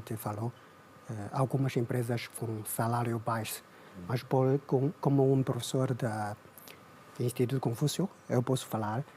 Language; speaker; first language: Portuguese; non-native, learner; Chinese